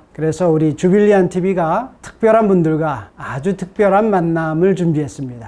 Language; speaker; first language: Korean; native; Korean